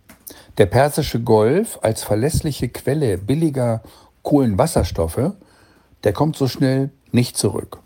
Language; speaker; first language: German; native; German